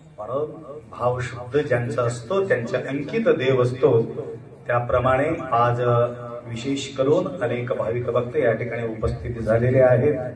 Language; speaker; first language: Marathi; non-native, local second language; Kannada